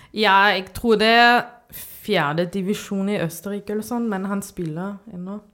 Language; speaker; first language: Norwegian; non-native, fluent; German